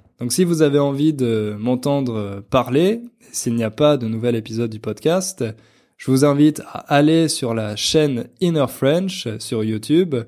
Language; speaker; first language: French; native; French